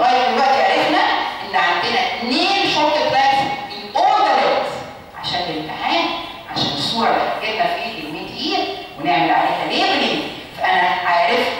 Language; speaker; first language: Arabic; native; Arabic